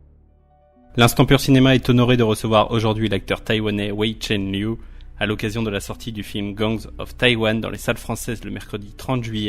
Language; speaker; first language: French; native; French